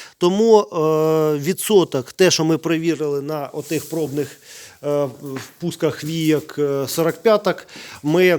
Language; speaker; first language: Ukrainian; native; Ukrainian